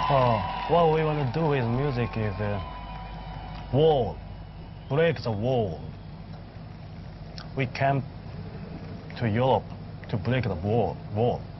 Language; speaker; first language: English; non-native, learner; Japanese